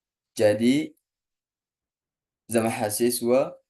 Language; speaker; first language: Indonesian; non-native, learner; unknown